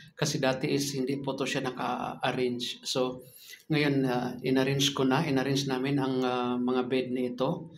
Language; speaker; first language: Filipino; non-native, local second language; Cebuano